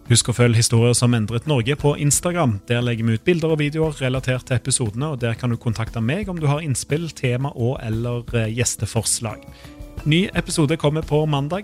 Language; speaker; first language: Norwegian; native; Norwegian